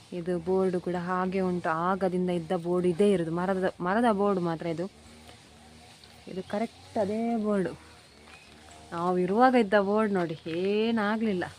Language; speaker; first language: Kannada; non-native, local second language; Tulu